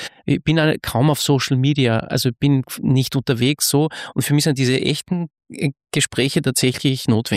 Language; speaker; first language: German; native; German